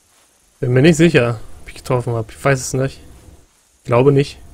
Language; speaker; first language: German; native; German